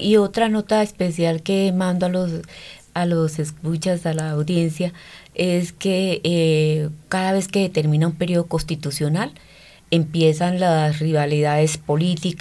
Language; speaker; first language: Spanish; native; Spanish